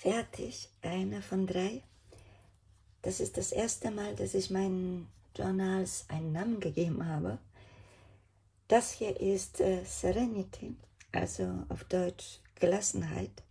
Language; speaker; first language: German; non-native, fluent; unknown